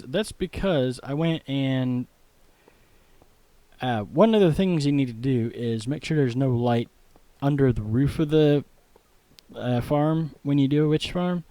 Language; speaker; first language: English; native; English